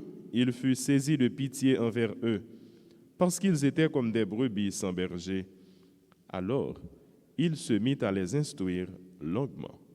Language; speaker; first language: French; non-native, local second language; Haitian Creole